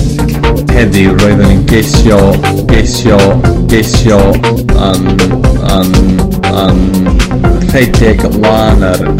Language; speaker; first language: Welsh; non-native, learner; English